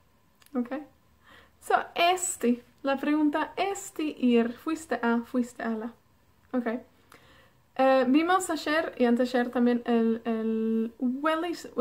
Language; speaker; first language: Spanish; non-native, fluent; Welsh